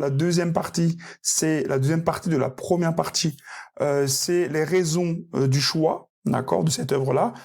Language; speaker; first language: French; native; French